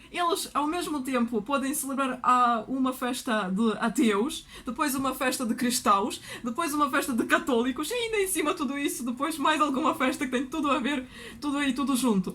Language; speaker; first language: Portuguese; non-native, fluent; Russian